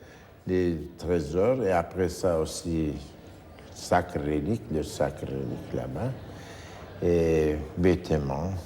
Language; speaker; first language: French; non-native, fluent; Turkish